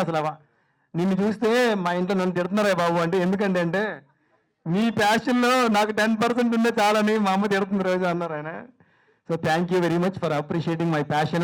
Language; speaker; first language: Telugu; native; Telugu